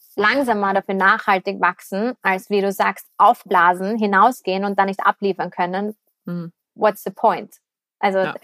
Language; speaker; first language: German; native; German